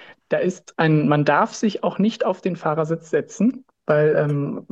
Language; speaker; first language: German; native; German